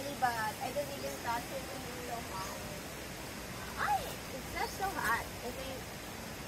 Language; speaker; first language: English; non-native, learner; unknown